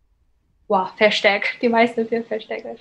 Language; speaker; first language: German; non-native, fluent; Chinese